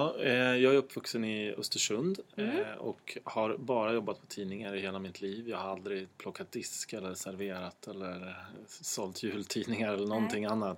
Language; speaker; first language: Swedish; native; Swedish